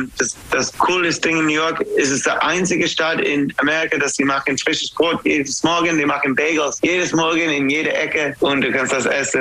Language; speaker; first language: German; non-native, learner; English